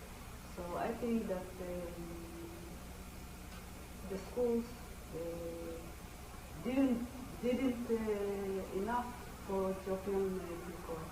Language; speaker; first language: English; non-native, learner; Amharic